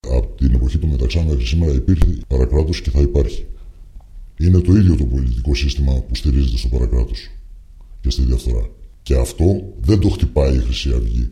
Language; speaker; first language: Greek; native; Greek